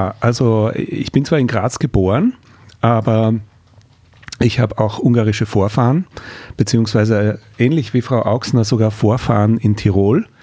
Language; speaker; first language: German; native; German